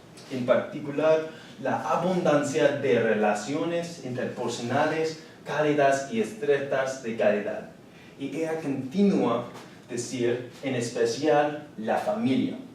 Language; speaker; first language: Spanish; non-native, learner; English